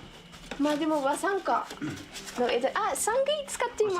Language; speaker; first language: Japanese; non-native, fluent; German